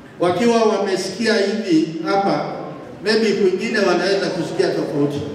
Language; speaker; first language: Swahili; non-native, local second language; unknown